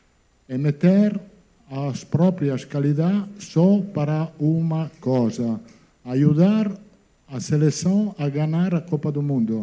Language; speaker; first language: Portuguese; non-native, learner; Italian